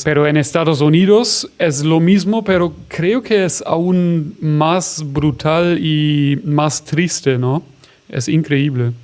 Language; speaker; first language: Spanish; non-native, fluent; German